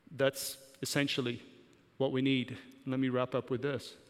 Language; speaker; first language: English; native; English